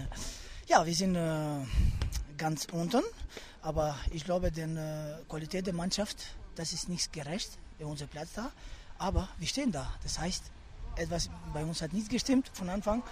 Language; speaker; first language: German; non-native, fluent; Albanian